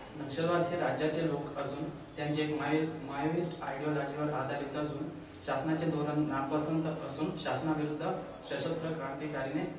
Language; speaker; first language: Marathi; native; Marathi